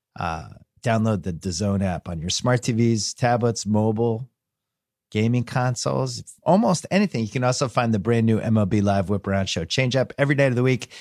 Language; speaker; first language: English; native; English